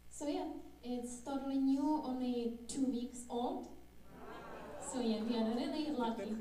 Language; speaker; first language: English; non-native, fluent; Czech